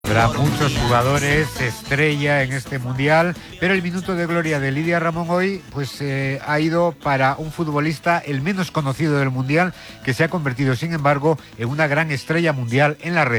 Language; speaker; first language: Spanish; native; Spanish